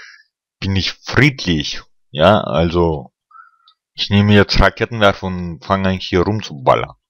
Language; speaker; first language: German; non-native, fluent; Russian